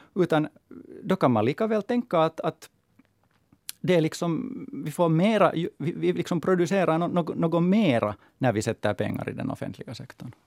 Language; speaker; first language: Swedish; native; Swedish